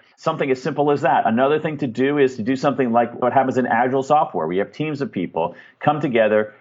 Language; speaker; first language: English; native; English